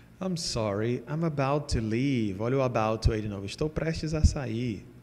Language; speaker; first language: English; non-native, fluent; Portuguese